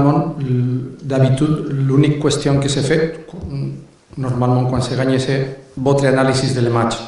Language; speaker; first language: French; non-native, learner; Spanish